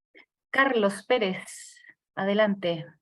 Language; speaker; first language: Spanish; native; Spanish